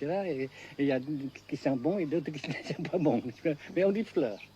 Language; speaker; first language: French; non-native, local second language; Vietnamese